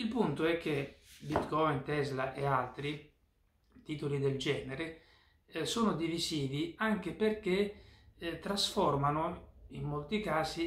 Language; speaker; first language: Italian; native; Italian